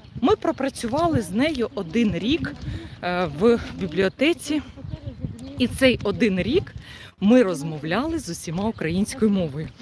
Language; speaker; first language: Ukrainian; non-native, local second language; Russian